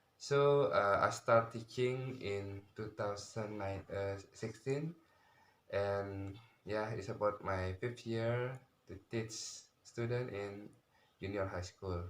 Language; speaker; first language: English; non-native, learner; Indonesian